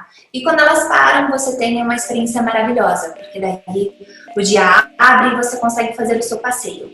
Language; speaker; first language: Portuguese; native; Portuguese